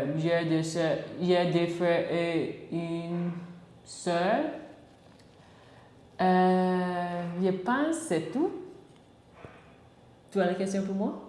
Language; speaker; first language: French; non-native, learner; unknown